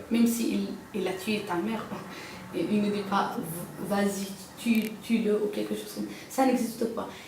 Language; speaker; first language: French; non-native, local second language; Arabic